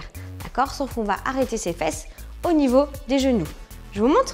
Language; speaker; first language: French; native; French